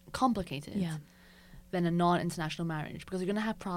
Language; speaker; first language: English; native; English